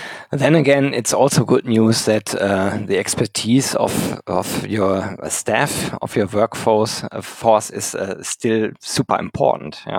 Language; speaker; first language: English; non-native, fluent; German